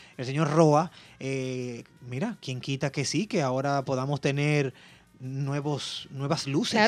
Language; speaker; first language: Spanish; native; Spanish